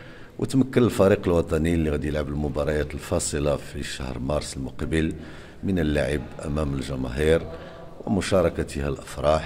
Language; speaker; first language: Arabic; native; Arabic